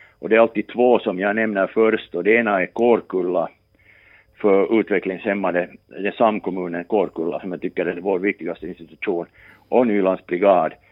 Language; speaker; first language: Swedish; native; Swedish